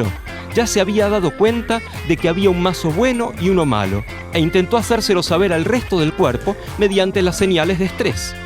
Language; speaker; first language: Spanish; native; Spanish